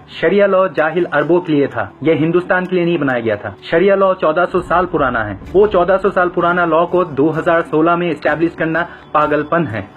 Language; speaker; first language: Hindi; non-native, fluent; Bangla